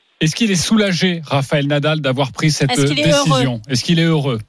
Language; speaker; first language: French; native; French